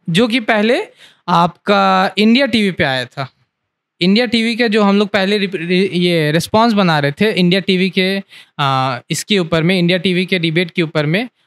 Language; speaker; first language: Hindi; native; Hindi